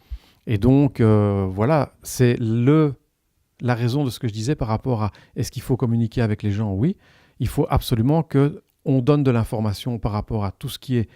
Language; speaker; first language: French; native; French